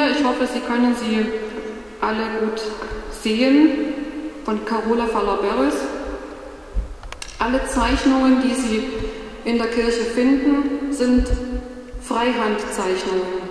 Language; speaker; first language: German; native; German